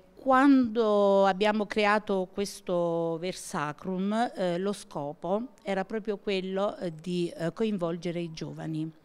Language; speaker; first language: Italian; native; Italian